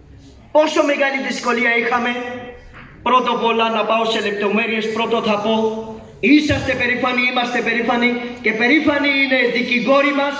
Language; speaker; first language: Greek; non-native, learner; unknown